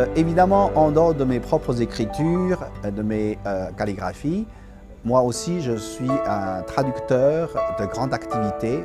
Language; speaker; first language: French; non-native, fluent; Chinese